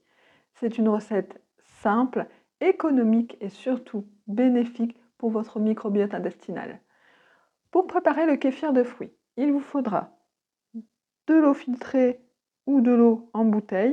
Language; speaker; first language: French; native; French